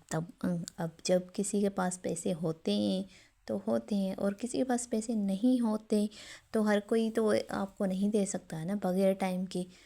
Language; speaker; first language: Urdu; non-native, local second language; Sindhi